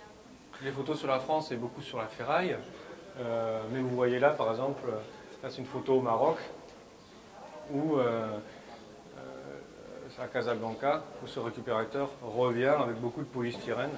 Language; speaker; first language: French; native; French